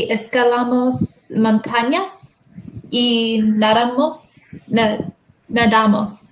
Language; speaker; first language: Spanish; non-native, learner; English